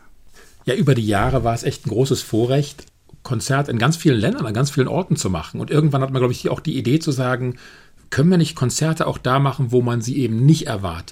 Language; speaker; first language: German; native; German